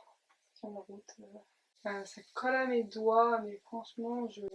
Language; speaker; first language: French; native; French